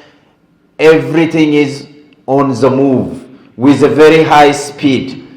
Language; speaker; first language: English; non-native, fluent; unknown